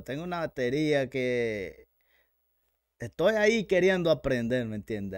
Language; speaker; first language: Spanish; native; Spanish